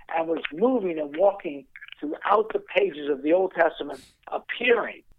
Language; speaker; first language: English; native; English